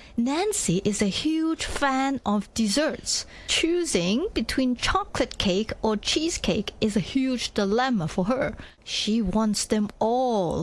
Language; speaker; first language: English; non-native, local second language; Cantonese